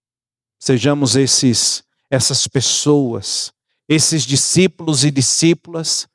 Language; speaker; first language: Portuguese; native; Portuguese